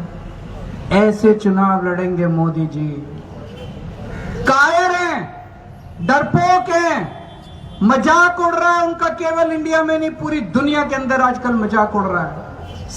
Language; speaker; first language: Hindi; native; Hindi